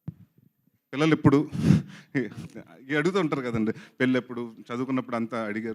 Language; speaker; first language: Telugu; native; Telugu